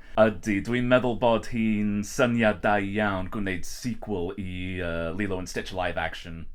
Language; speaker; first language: Welsh; non-native, learner; English